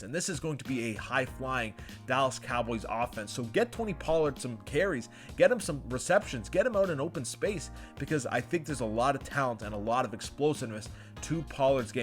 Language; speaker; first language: English; native; English